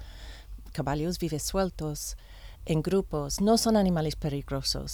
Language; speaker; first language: Spanish; non-native, learner; English